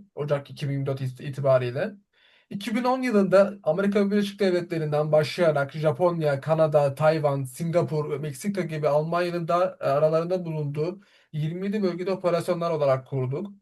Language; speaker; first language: Turkish; native; Turkish